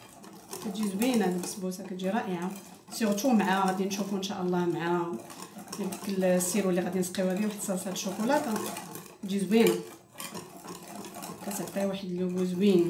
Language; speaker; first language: Arabic; native; Arabic